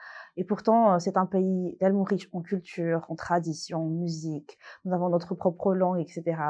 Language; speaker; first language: French; non-native, local second language; Malagasy